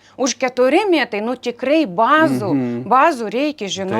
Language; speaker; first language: Lithuanian; non-native, learner; Ukrainian